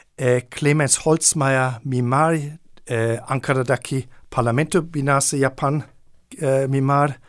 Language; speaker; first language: Turkish; non-native, fluent; German